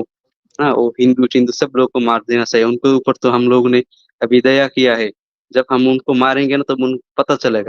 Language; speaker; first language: Hindi; non-native, fluent; Bangla